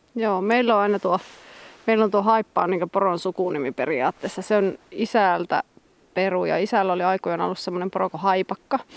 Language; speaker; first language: Finnish; native; Finnish